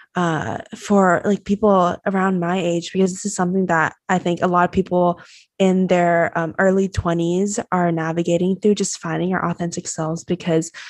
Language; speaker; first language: English; non-native, fluent; Chinese